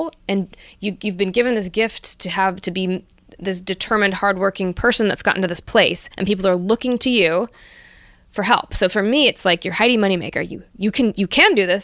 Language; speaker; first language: English; native; English